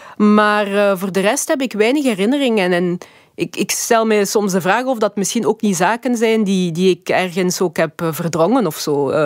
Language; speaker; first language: Dutch; early bilingual, other home language; Lingala